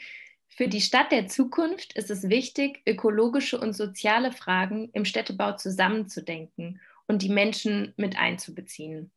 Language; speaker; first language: German; native; German